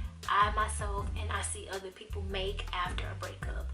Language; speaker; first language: English; native; English